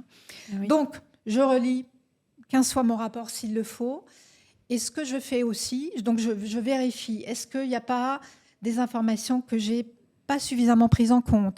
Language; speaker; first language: French; native; French